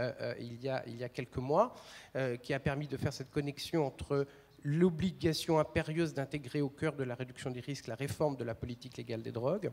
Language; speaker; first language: French; native; French